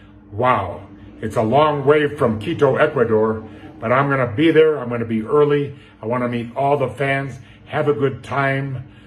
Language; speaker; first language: English; native; English